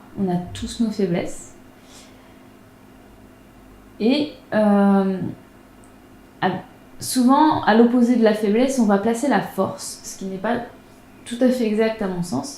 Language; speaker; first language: French; native; French